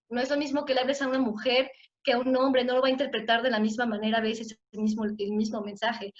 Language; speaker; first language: Spanish; native; Spanish